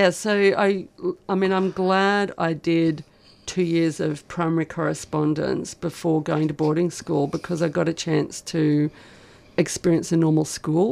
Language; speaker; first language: English; native; English